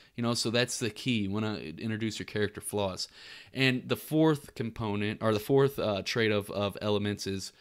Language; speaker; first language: English; native; English